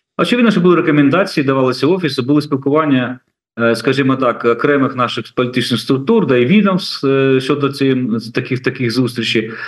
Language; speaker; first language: Ukrainian; native; Ukrainian